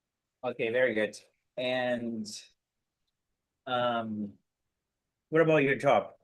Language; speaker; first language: English; non-native, fluent; Portuguese